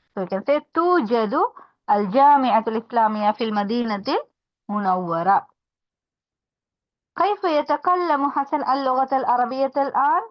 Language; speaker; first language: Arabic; non-native, fluent; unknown